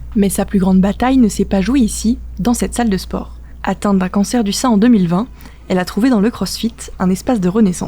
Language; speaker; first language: French; native; French